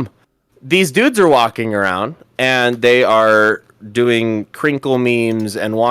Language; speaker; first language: English; native; English